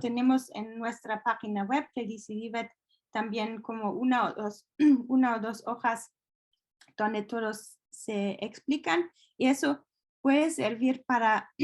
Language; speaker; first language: Spanish; non-native, fluent; German